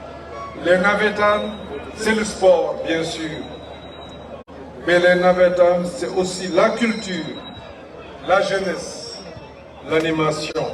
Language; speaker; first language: French; non-native, local second language; Wolof